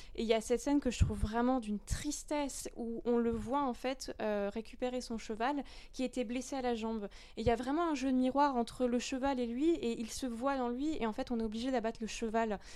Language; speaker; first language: French; native; French